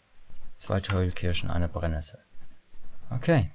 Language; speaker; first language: German; native; German